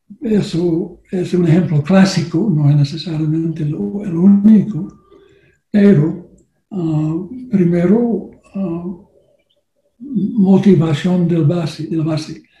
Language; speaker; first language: Spanish; non-native, learner; English